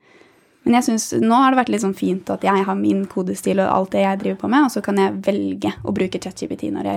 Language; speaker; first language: Norwegian; native; Norwegian